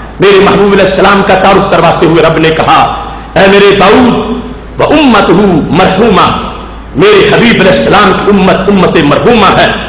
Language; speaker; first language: Urdu; non-native, local second language; Punjabi